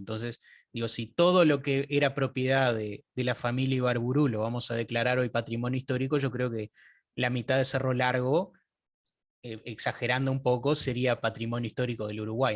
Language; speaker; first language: Spanish; native; Spanish